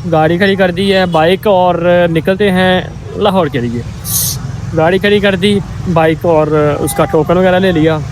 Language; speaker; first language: Urdu; non-native, local second language; Punjabi